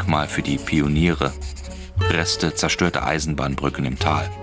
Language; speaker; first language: German; native; German